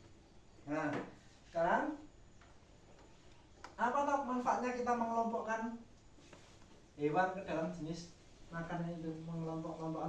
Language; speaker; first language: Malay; non-native, local second language; Javanese